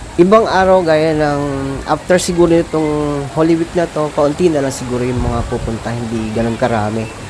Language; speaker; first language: Filipino; native; Filipino